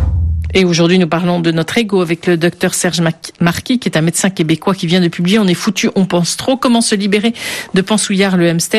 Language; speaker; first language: French; native; French